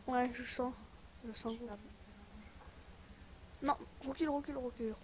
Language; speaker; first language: French; native; French